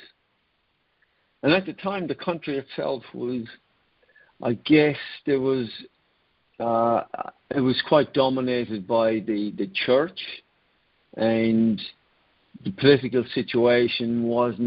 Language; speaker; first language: English; native; English